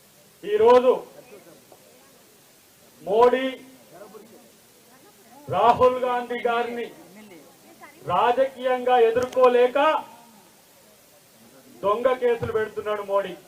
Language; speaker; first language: Telugu; native; Telugu